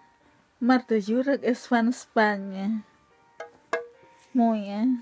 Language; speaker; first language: Dutch; non-native, learner; Indonesian